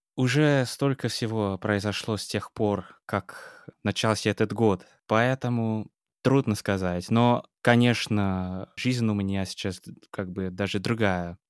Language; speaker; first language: Russian; non-native, fluent; English